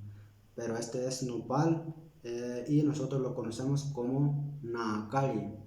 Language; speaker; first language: Spanish; non-native, local second language; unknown